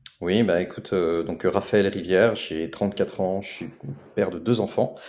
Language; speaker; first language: French; native; French